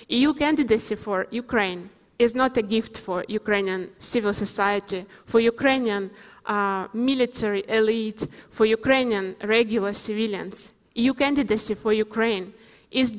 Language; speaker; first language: English; non-native, fluent; Ukrainian